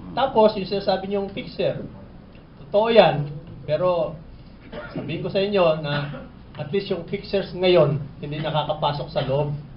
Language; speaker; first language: Filipino; native; Filipino